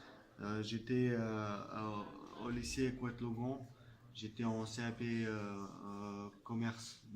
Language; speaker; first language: French; non-native, fluent; Chechen